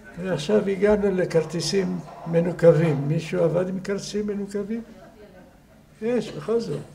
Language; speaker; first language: Hebrew; non-native, fluent; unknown